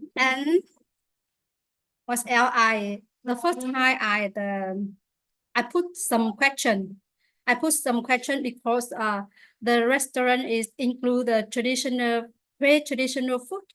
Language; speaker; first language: English; non-native, learner; Vietnamese